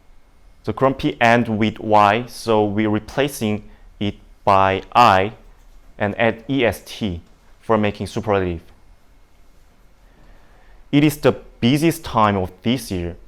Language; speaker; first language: English; non-native, learner; Indonesian